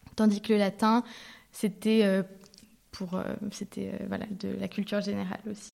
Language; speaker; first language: French; early bilingual, heritage; French